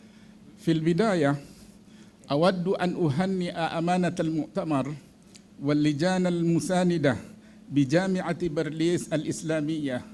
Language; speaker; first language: Arabic; non-native, fluent; Malay